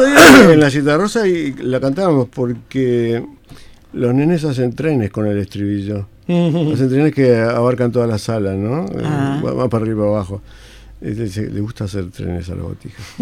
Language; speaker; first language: Spanish; native; Spanish